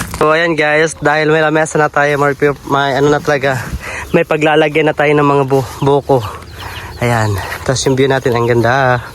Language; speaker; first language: Filipino; non-native, local second language; Cebuano